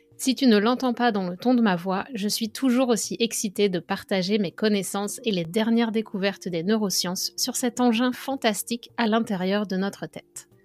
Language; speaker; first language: French; native; French